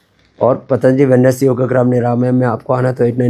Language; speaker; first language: Hindi; native; Hindi